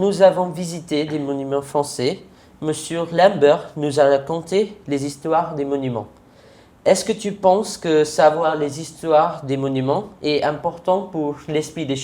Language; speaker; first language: French; non-native, learner; Hindi